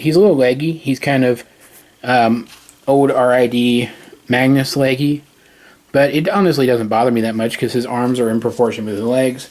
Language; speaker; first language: English; native; English